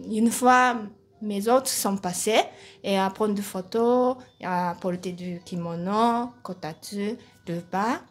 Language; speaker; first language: French; non-native, learner; Japanese